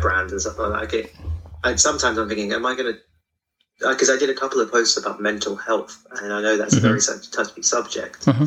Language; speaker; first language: English; native; English